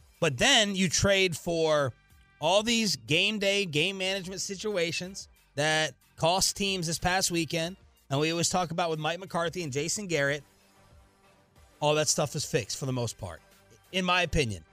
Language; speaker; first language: English; native; English